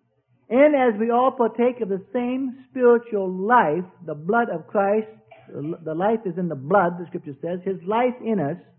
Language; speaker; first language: English; native; English